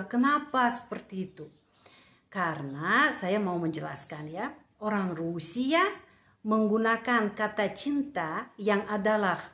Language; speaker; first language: Indonesian; non-native, fluent; Russian